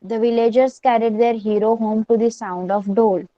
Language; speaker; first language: English; non-native, local second language; Marathi